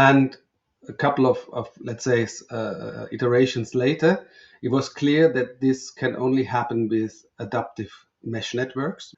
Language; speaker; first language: English; non-native, fluent; German